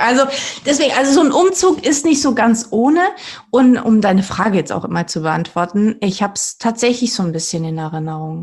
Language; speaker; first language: German; early bilingual, other home language; Portuguese